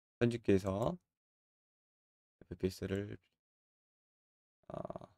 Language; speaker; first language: Korean; native; Korean